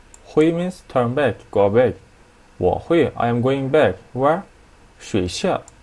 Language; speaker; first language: English; non-native, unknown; Turkish